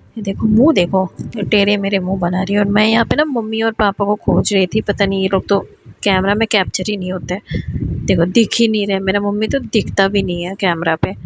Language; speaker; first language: Hindi; non-native, local second language; Bangla